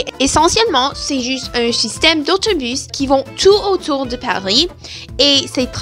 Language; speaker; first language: French; non-native, learner; English